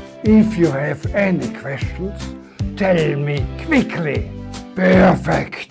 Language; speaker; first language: English; non-native, learner; German